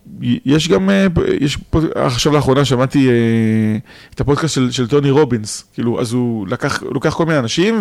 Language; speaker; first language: Hebrew; native; Hebrew